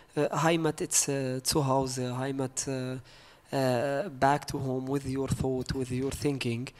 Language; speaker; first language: German; non-native, learner; Arabic